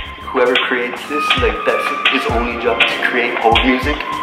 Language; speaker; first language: English; early bilingual, other home language; Spanish